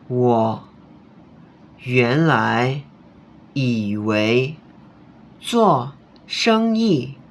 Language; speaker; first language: Chinese; non-native, fluent; Indonesian